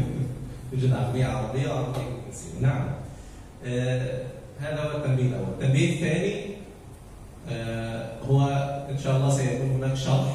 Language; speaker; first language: Indonesian; non-native, learner; Arabic